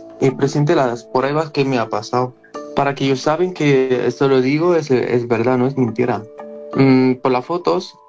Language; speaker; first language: Spanish; non-native, learner; Arabic